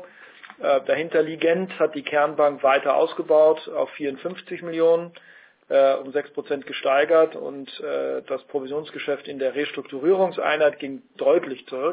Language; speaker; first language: German; native; German